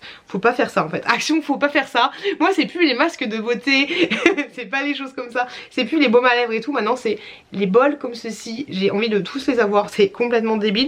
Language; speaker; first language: French; native; French